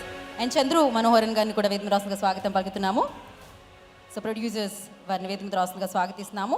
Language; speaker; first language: Telugu; native; Telugu